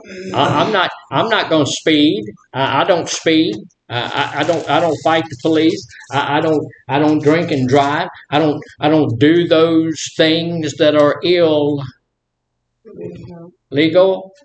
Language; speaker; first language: English; native; English